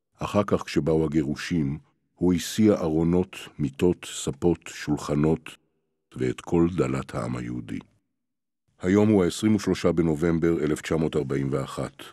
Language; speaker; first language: Hebrew; native; Hebrew